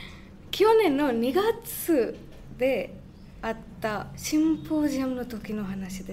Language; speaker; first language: Japanese; non-native, learner; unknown